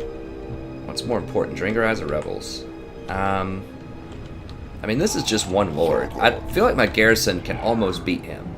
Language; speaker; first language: English; native; English